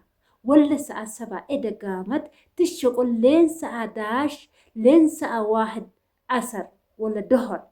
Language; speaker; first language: Arabic; non-native, learner; Oromo